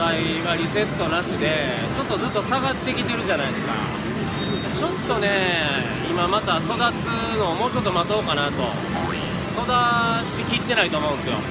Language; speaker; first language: Japanese; native; Japanese